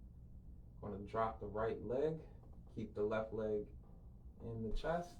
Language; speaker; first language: English; native; English